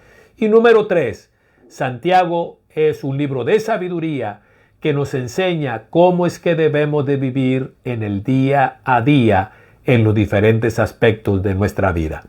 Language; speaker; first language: Spanish; native; Spanish